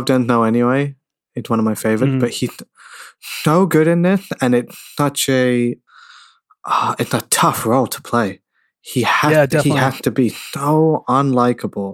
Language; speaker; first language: English; native; English